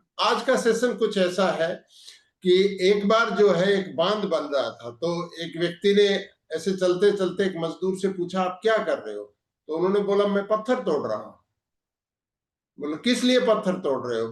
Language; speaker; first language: Hindi; native; Hindi